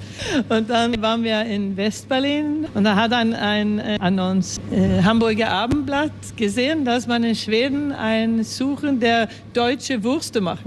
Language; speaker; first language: German; early bilingual, heritage; German